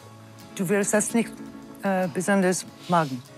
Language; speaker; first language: German; non-native, learner; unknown